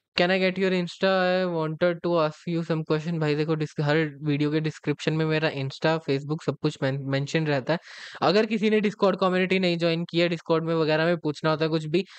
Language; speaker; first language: Hindi; native; Hindi